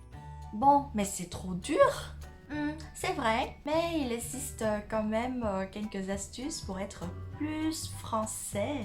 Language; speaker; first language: French; non-native, fluent; Vietnamese